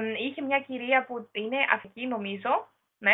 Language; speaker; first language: Greek; non-native, learner; German